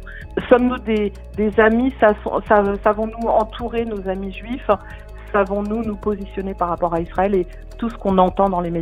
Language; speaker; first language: French; native; French